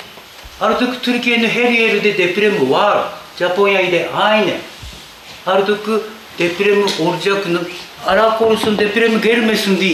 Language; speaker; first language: Turkish; non-native, learner; Japanese